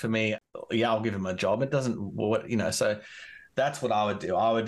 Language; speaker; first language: English; native; English